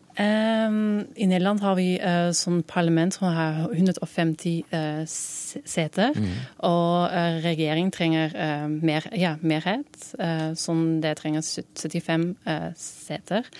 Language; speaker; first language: Norwegian; non-native, learner; Dutch